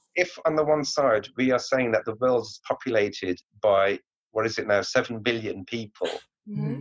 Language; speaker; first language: English; native; English